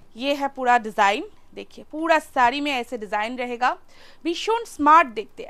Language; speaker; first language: Hindi; non-native, local second language; Bangla